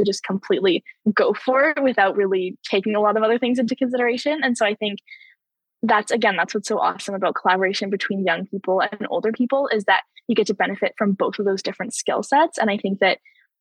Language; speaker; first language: English; native; English